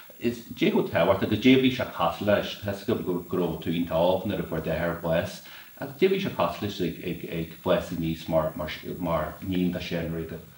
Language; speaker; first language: Irish; native; Irish